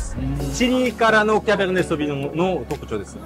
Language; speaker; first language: Japanese; non-native, learner; Korean